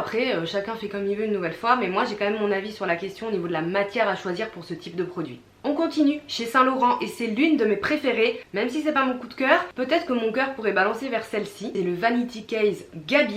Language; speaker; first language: French; native; French